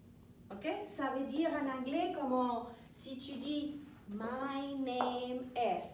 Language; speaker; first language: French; non-native, fluent; Spanish